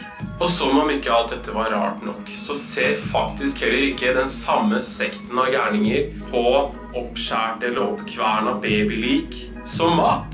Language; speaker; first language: Norwegian; native; Norwegian